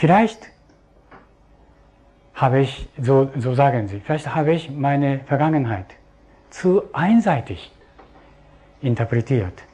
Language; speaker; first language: German; non-native, fluent; Japanese